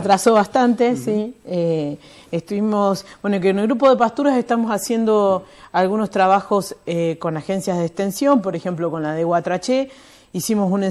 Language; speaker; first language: Spanish; native; Spanish